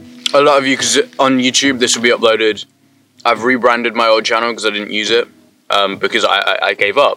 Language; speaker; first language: English; native; English